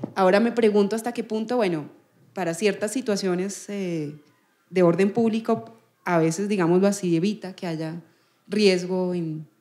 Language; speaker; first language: Spanish; native; Spanish